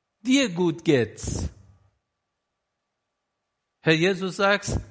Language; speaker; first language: German; non-native, learner; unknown